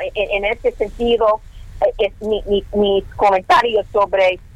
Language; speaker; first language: Spanish; non-native, learner; English